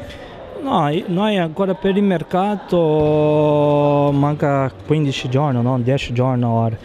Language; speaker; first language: Italian; non-native, fluent; Portuguese